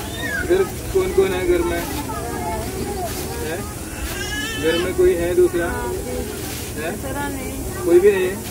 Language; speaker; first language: Hindi; non-native, local second language; Malayalam